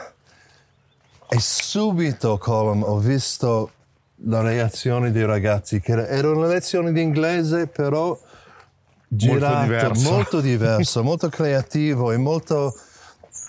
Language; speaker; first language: Italian; non-native, fluent; English